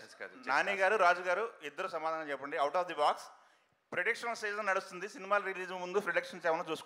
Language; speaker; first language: Telugu; native; Telugu